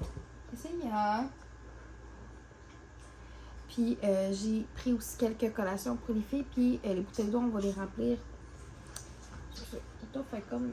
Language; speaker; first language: French; native; French